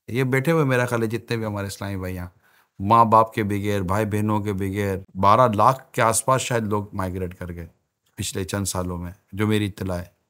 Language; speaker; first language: Urdu; native; Urdu